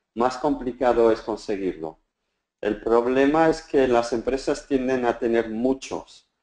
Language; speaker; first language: Spanish; native; Spanish